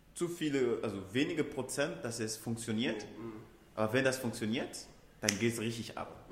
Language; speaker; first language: German; non-native, fluent; Ewe